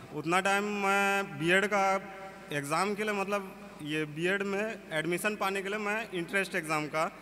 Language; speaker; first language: Hindi; native; Hindi